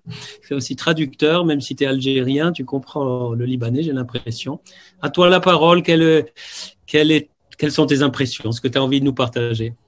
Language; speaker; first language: French; native; French